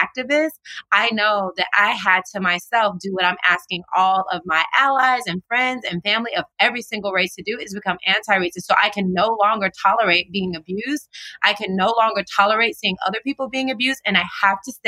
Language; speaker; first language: English; native; English